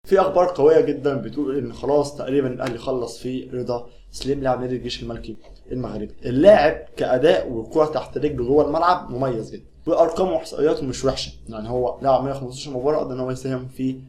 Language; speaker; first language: Arabic; native; Arabic